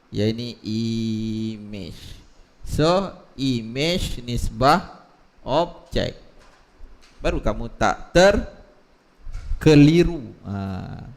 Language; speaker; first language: Malay; native; Malay